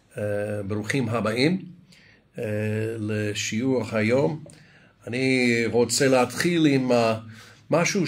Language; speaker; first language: Hebrew; non-native, fluent; English